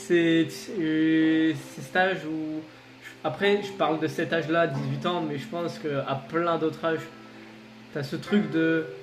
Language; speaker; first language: French; native; French